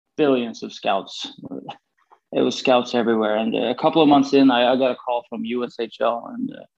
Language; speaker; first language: English; non-native, fluent; Swedish